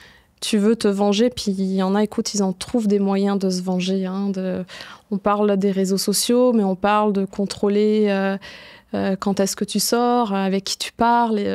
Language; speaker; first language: French; native; French